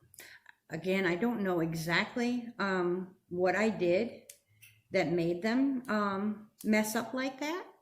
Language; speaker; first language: English; native; English